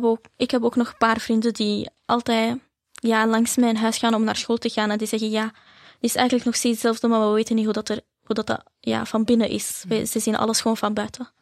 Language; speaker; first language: Dutch; early bilingual, other home language; Arabic